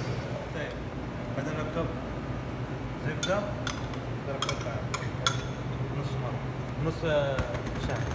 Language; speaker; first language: Arabic; non-native, learner; Urdu